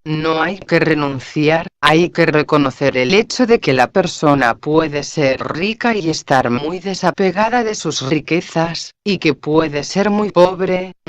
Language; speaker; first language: Spanish; native; Spanish